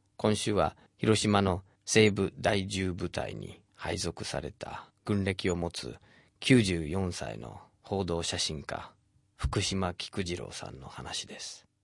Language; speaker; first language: Japanese; non-native, fluent; English